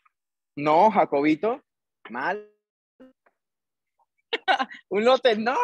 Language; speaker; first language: Spanish; native; Spanish